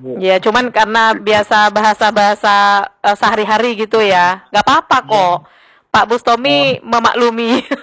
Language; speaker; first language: Indonesian; non-native, local second language; Madurese